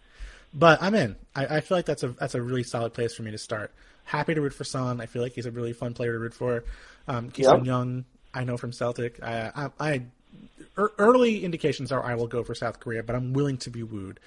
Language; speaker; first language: English; native; English